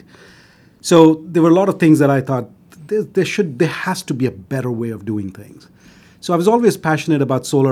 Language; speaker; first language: English; non-native, local second language; Hindi